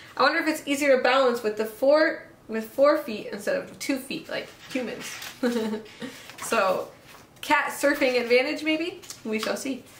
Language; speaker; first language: English; native; English